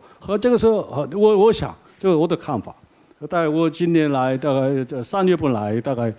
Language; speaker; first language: Chinese; non-native, learner; Korean